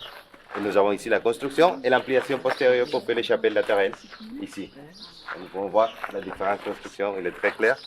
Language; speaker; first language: French; non-native, local second language; Catalan